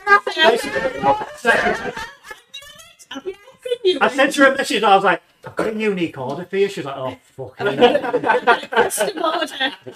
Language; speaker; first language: English; native; English